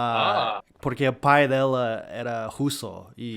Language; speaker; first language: Portuguese; non-native, fluent; English